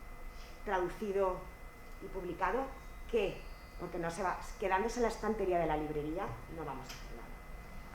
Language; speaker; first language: Spanish; native; Spanish